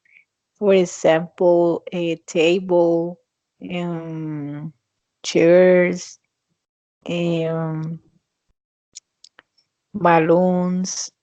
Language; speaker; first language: English; non-native, fluent; Spanish